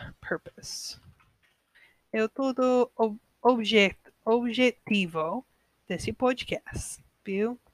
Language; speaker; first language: Portuguese; non-native, learner; English